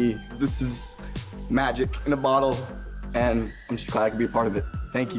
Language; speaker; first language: English; native; English